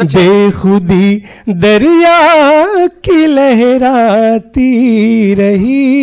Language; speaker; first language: Hindi; native; Hindi